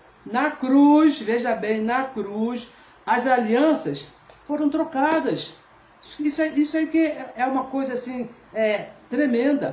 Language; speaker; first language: Portuguese; native; Portuguese